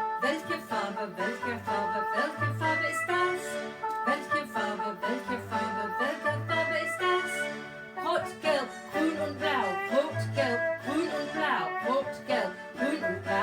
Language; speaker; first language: German; non-native, fluent; English